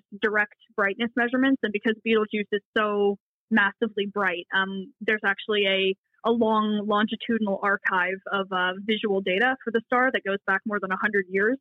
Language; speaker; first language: English; native; English